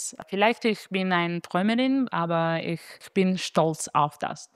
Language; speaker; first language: German; non-native, fluent; Italian